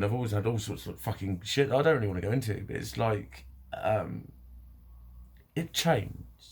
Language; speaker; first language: English; native; English